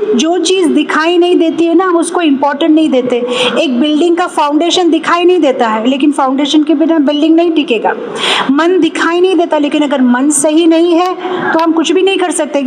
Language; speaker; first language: Hindi; non-native, local second language; Telugu